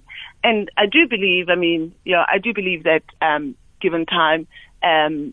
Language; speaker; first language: English; non-native, local second language; Southern Sotho